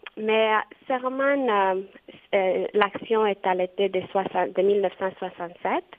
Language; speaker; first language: French; non-native, fluent; Romanian